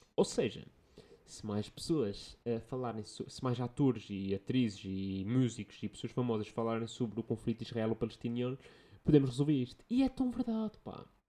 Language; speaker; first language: Portuguese; native; Portuguese